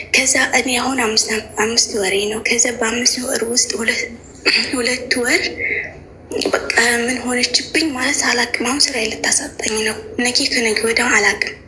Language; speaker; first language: Amharic; native; Amharic